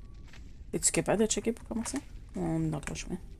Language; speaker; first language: French; native; French